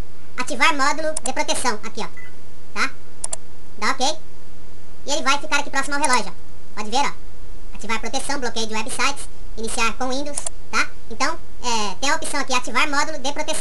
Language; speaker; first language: Portuguese; native; Portuguese